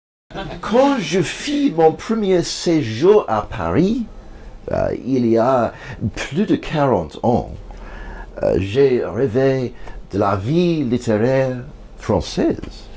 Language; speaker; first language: French; non-native, learner; English